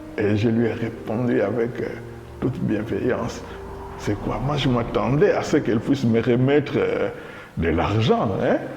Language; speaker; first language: French; non-native, local second language; Lingala